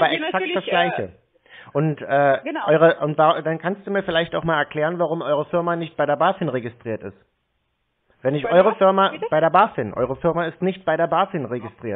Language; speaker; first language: German; native; German